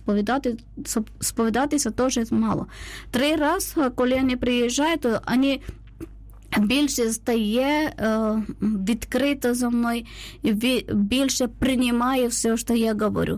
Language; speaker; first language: Ukrainian; non-native, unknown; Malayalam